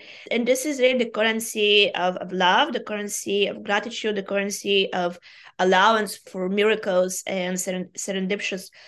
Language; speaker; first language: English; non-native, fluent; Bulgarian